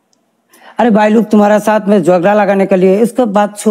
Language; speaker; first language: Hindi; non-native, learner; Bangla